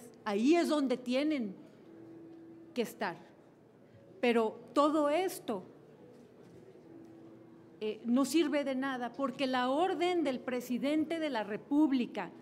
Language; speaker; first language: Spanish; native; Spanish